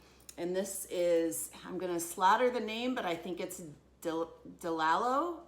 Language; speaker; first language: English; native; English